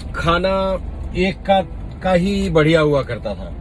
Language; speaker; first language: Hindi; native; Hindi